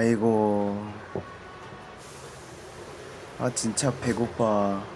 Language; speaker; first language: Korean; non-native, learner; English